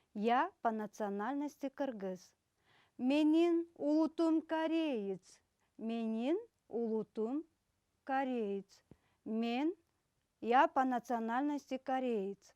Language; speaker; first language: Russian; non-native, local second language; Kyrgyz